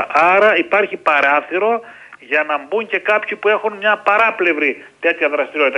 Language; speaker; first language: Greek; native; Greek